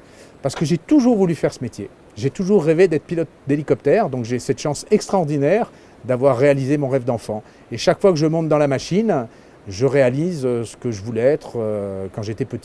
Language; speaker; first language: French; native; French